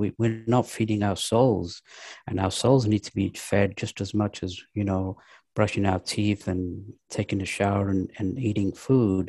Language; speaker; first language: English; native; English